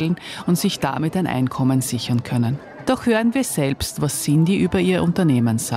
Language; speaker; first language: German; native; German